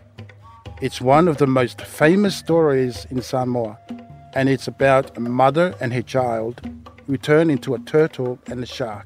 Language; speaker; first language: English; non-native, fluent; Samoan